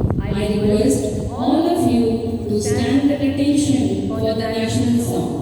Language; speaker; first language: English; non-native, local second language; Marathi